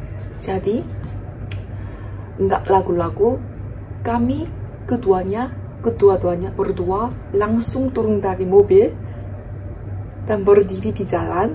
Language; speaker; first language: Indonesian; non-native, fluent; Korean